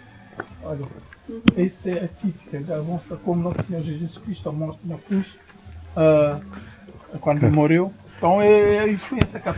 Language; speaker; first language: Portuguese; non-native, local second language; Kabuverdianu